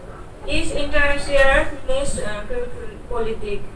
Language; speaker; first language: German; non-native, learner; Hindi